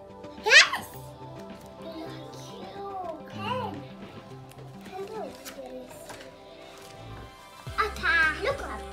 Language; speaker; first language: English; early bilingual, other home language; Bangla